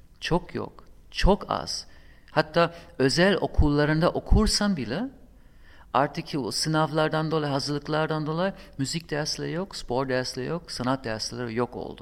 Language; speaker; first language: Turkish; non-native, fluent; German